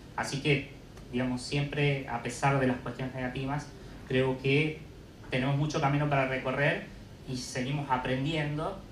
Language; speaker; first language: Spanish; native; Spanish